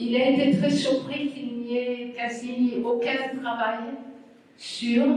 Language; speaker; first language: French; non-native, fluent; Spanish